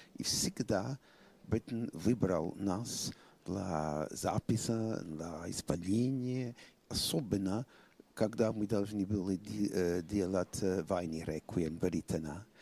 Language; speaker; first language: Russian; non-native, fluent; English